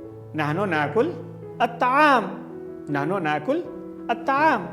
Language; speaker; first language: Arabic; non-native, fluent; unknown